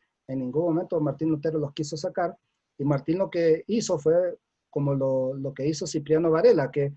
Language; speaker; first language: Spanish; native; Spanish